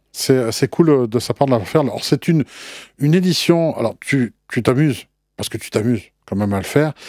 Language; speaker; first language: French; native; French